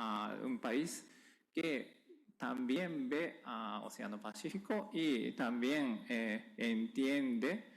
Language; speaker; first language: Spanish; non-native, fluent; Japanese